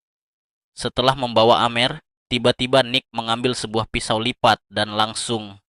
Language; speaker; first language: Indonesian; native; Indonesian